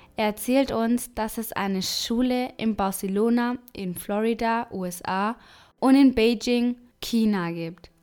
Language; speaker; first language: German; non-native, fluent; Spanish